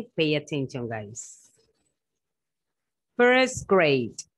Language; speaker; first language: English; non-native, fluent; Spanish